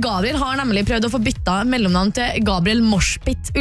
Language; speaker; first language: Norwegian; native; Norwegian